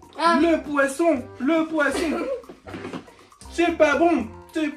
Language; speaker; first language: French; native; French